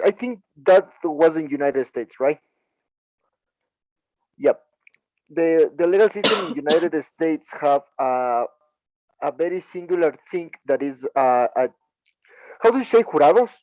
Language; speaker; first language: English; non-native, learner; Spanish